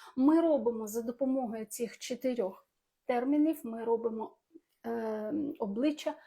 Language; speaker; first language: Ukrainian; non-native, local second language; Russian